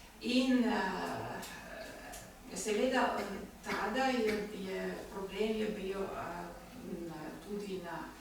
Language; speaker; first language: Slovenian; non-native, learner; German